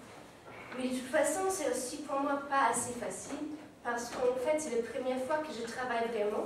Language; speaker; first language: French; non-native, learner; German